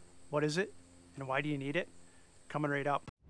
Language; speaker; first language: English; native; English